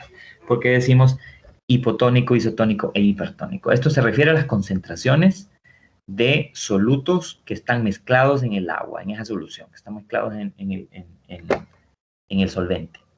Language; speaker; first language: Spanish; native; Spanish